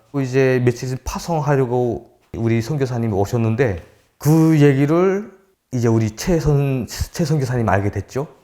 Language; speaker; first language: Korean; native; Korean